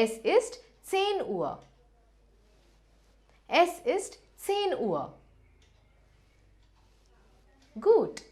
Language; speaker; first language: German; non-native, fluent; Hindi